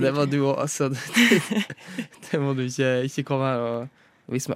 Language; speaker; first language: Norwegian; native; Norwegian